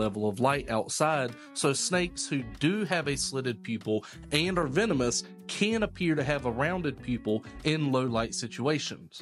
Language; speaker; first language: English; native; English